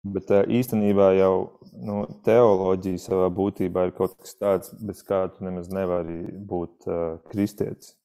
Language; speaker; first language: Latvian; native; Latvian